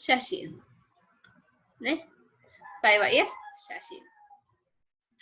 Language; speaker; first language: Japanese; non-native, fluent; Filipino